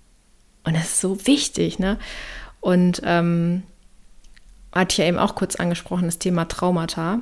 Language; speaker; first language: German; native; German